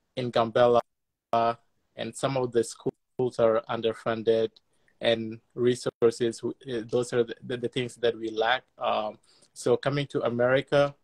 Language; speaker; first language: English; non-native, fluent; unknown